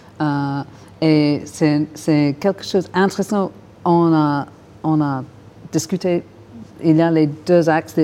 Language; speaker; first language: French; non-native, fluent; English